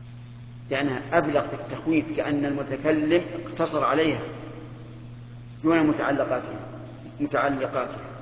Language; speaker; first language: Arabic; native; Arabic